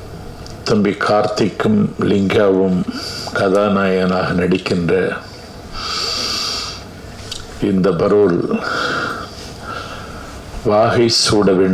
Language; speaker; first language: Tamil; native; Tamil